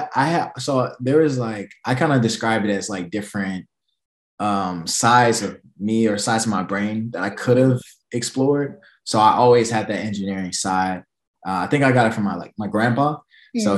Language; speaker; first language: English; native; English